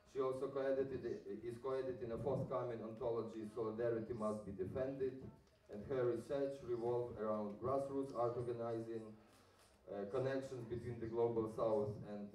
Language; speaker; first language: English; non-native, fluent; Ukrainian